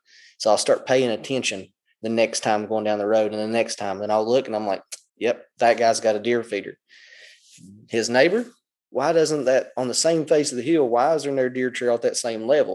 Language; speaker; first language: English; native; English